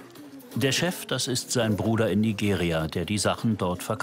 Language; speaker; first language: German; native; German